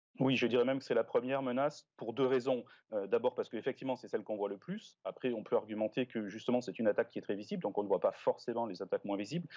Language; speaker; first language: French; native; French